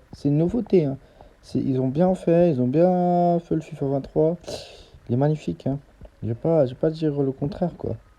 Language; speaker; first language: French; native; French